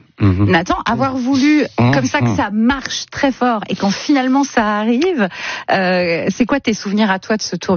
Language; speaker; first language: French; native; French